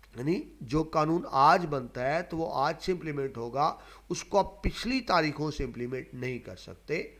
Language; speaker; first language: Urdu; non-native, local second language; Punjabi